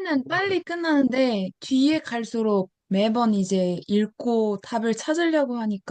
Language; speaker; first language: Korean; non-native, fluent; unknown